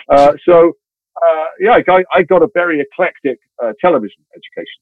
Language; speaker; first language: English; native; English